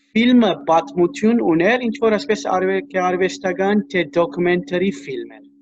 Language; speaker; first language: Armenian; early bilingual, heritage; Armenian